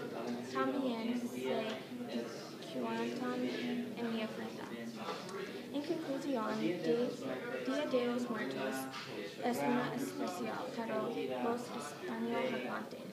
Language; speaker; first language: Spanish; non-native, learner; English